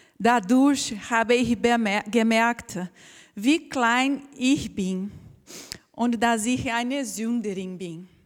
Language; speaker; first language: German; non-native, fluent; Portuguese